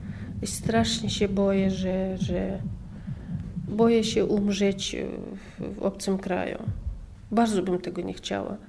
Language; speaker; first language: Polish; non-native, fluent; Chechen